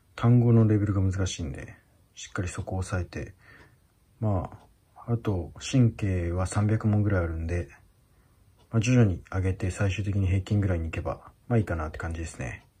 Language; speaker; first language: Japanese; native; Japanese